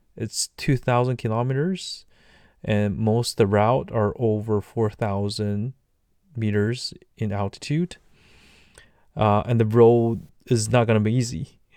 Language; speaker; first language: English; non-native, fluent; Chinese